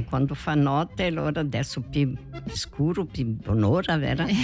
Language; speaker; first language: Italian; early bilingual, heritage; Portuguese